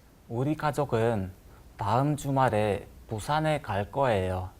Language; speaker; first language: Korean; non-native, learner; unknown